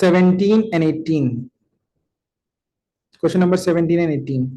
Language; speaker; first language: English; non-native, local second language; Hindi